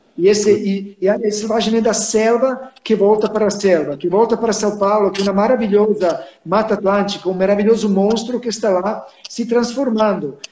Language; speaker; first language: Portuguese; non-native, fluent; Serbian